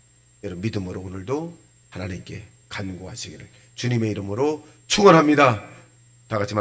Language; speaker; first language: Korean; native; Korean